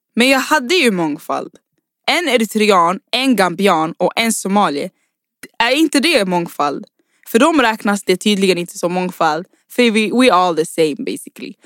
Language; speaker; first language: Swedish; early bilingual, other home language; Rundi